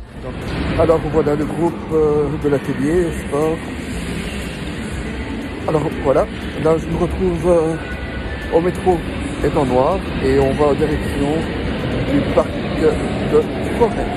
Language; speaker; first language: French; native; French